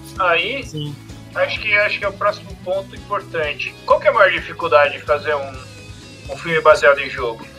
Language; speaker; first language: Portuguese; native; Portuguese